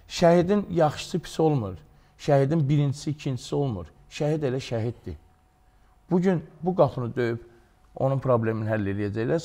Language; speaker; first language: Azerbaijani; native; Azerbaijani